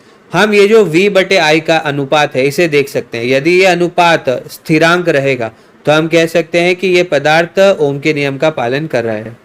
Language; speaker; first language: Hindi; native; Hindi